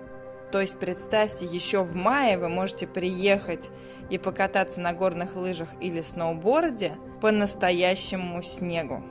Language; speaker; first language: Russian; native; Russian